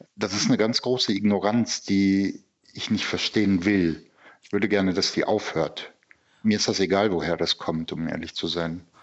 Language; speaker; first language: German; early bilingual, other home language; Turkish